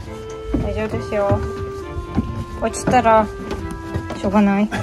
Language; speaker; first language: Japanese; non-native, learner; German